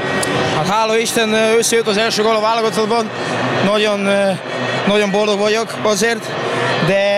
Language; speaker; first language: Hungarian; non-native, learner; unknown